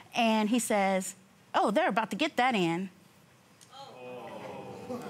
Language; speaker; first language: English; native; English